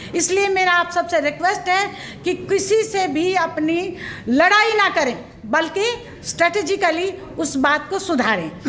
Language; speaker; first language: Hindi; native; Hindi